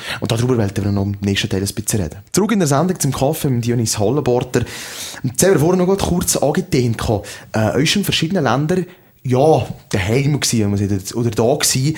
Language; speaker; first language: German; native; German